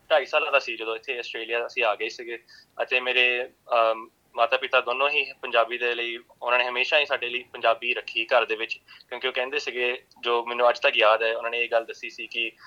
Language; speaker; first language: Punjabi; early bilingual, heritage; Punjabi